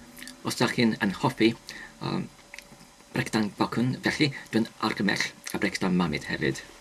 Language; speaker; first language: Welsh; non-native, learner; English